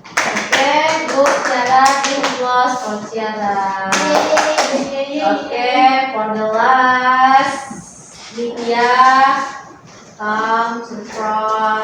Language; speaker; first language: English; non-native, learner; Indonesian